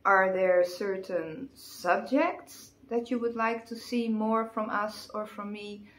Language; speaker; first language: English; non-native, fluent; Dutch